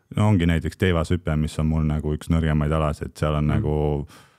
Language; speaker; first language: Estonian; native; Estonian